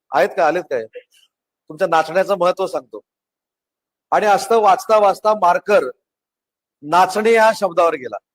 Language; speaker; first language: Marathi; native; Marathi